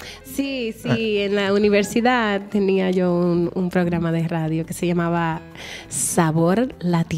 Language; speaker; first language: Italian; non-native, learner; Spanish